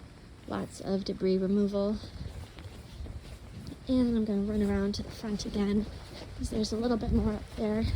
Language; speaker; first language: English; native; English